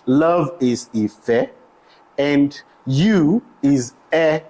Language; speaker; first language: English; non-native, local second language; Yoruba